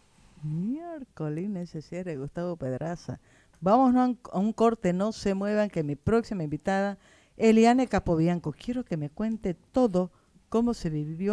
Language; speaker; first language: Spanish; native; Spanish